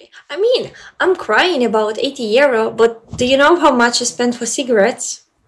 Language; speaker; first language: English; non-native, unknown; Ukrainian